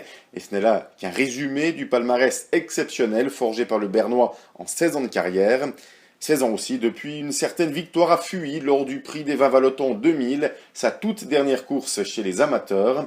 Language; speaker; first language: French; native; French